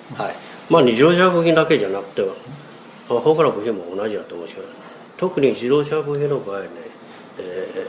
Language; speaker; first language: Japanese; non-native, fluent; Chinese